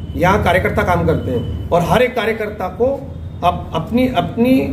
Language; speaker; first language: Hindi; non-native, local second language; Marathi